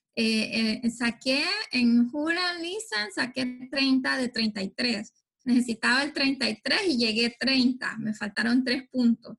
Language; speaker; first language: Spanish; native; Spanish